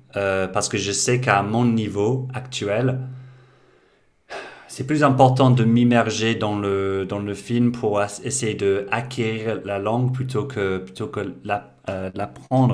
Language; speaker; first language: French; non-native, fluent; English